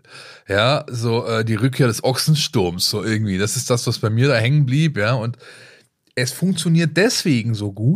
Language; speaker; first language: German; native; German